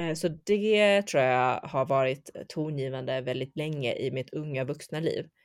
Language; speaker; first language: Swedish; early bilingual, other home language; Chinese